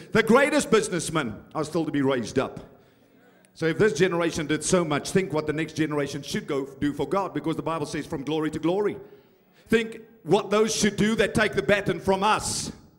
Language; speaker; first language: English; non-native, local second language; Afrikaans